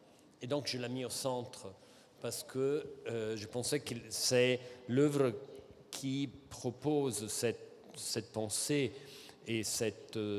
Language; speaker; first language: French; non-native, fluent; Italian